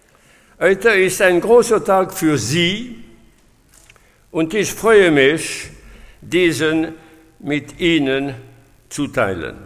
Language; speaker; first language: German; non-native, fluent; French